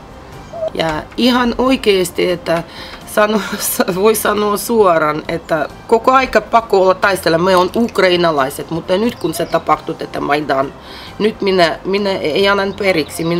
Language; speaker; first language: Finnish; non-native, learner; Ukrainian